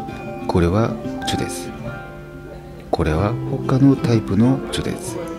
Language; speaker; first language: Japanese; non-native, learner; Korean